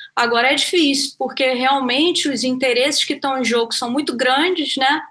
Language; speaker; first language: Portuguese; native; Portuguese